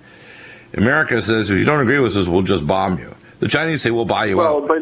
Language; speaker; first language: English; native; English